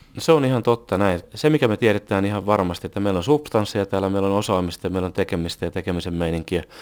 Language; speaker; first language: Finnish; native; Finnish